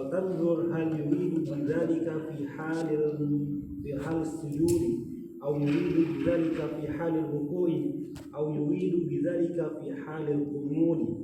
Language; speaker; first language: Arabic; non-native, learner; Indonesian